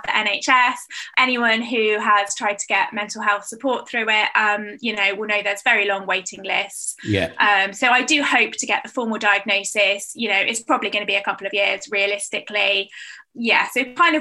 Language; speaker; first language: English; native; English